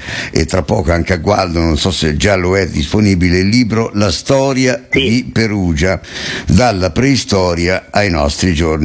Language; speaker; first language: Italian; native; Italian